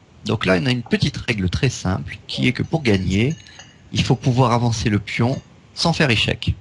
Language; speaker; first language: French; native; French